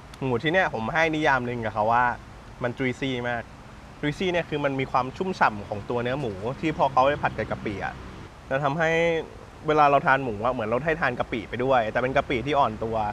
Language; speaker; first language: Thai; native; Thai